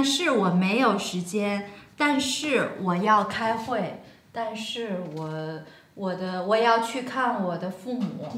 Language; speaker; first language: Chinese; non-native, learner; French